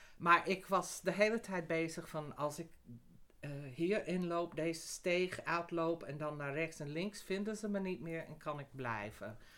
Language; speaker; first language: Dutch; non-native, fluent; English